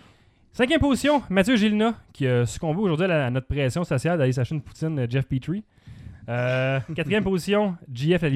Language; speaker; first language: French; native; French